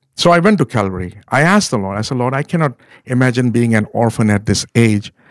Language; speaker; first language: English; non-native, local second language; Urdu